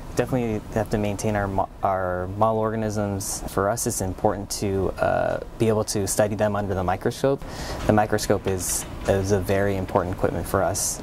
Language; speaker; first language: English; native; English